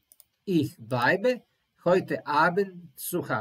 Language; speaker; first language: German; non-native, learner; Serbian